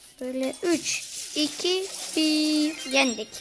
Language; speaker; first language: Turkish; early bilingual, heritage; Turkish